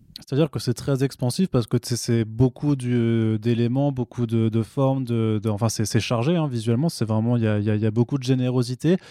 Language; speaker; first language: French; native; French